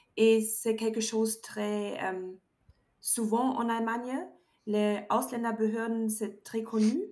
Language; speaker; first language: French; non-native, learner; German